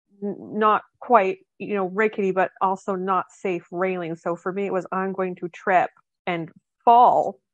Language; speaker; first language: English; native; English